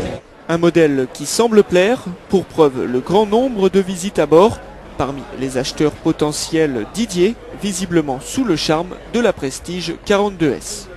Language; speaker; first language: French; native; French